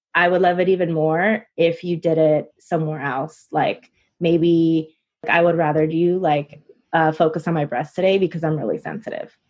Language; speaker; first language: English; native; English